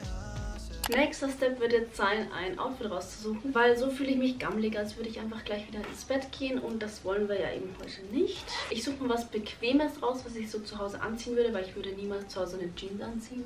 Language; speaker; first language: German; native; German